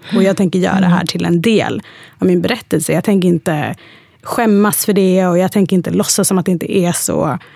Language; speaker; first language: Swedish; early bilingual, other home language; Arabic